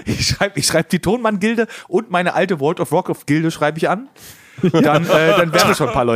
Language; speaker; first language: German; native; German